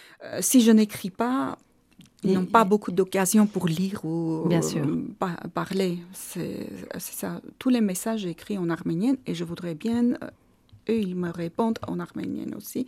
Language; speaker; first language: French; non-native, fluent; Armenian